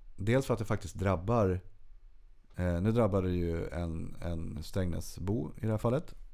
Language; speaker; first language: Swedish; native; Swedish